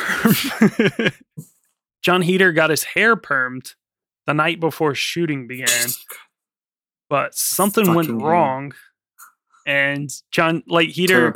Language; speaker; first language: English; native; English